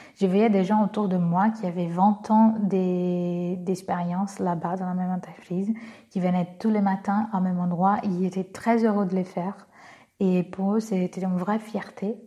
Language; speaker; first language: French; non-native, fluent; Portuguese